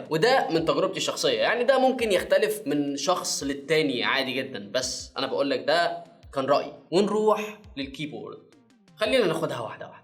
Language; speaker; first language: Arabic; native; Arabic